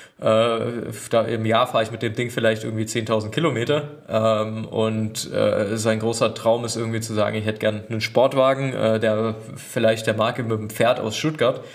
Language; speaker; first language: German; native; German